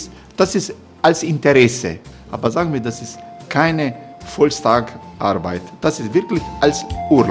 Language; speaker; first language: German; non-native, fluent; Croatian